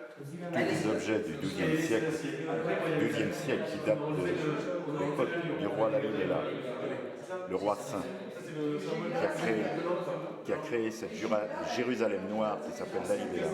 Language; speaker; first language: French; native; French